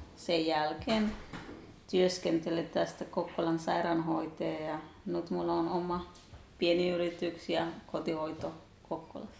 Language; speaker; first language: Finnish; non-native, learner; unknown